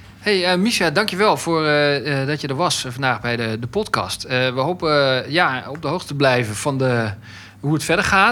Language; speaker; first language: Dutch; native; Dutch